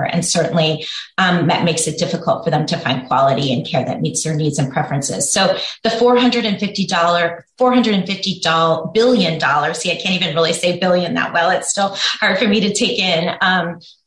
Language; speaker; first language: English; native; English